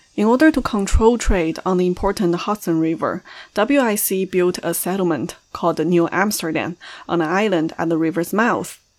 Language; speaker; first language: English; non-native, fluent; Chinese